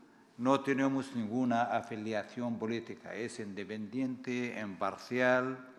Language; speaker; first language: Spanish; non-native, fluent; Arabic